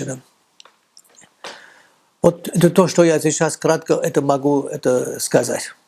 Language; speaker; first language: Russian; non-native, fluent; German